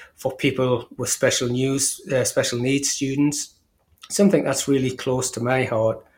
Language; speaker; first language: English; native; English